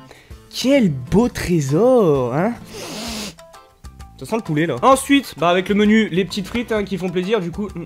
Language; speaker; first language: French; native; French